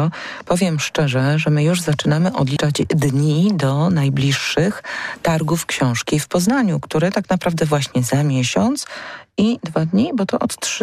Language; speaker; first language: Polish; native; Polish